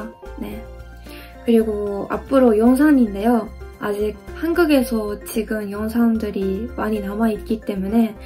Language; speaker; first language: Korean; non-native, fluent; Japanese